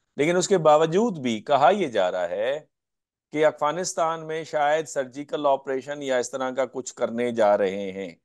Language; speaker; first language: Urdu; non-native, local second language; Sindhi